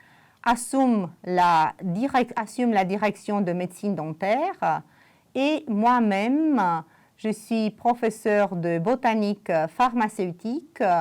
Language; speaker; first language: French; non-native, fluent; Romanian